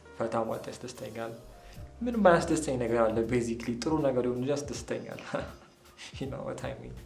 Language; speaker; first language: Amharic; native; Amharic